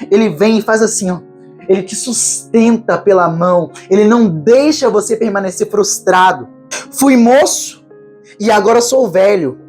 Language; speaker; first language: Portuguese; native; Portuguese